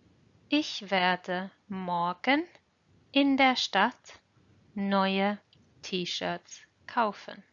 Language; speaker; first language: German; non-native, fluent; English